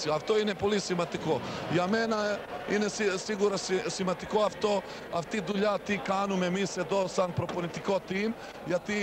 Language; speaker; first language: Greek; non-native, learner; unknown